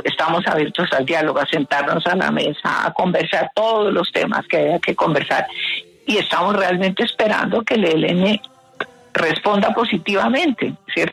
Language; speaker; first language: Spanish; native; Spanish